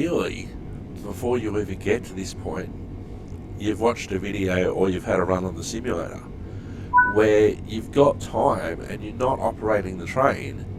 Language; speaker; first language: English; native; English